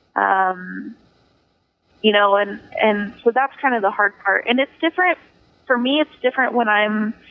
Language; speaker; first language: English; native; English